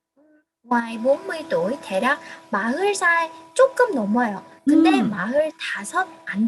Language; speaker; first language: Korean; non-native, fluent; Vietnamese